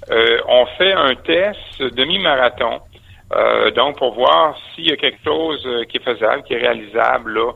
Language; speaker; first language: French; native; French